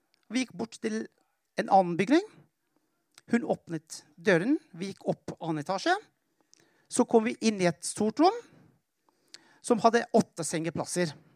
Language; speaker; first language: Norwegian; non-native, fluent; Persian